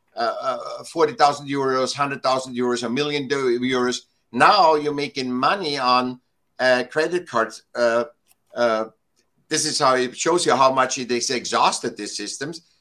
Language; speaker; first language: English; non-native, fluent; German